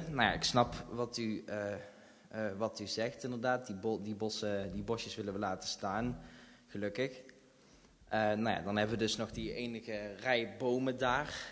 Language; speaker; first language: Dutch; native; Dutch